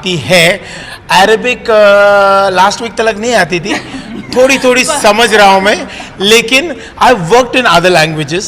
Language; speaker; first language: Hindi; native; Hindi